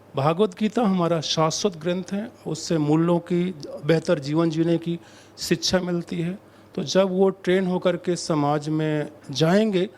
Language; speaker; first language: Hindi; native; Hindi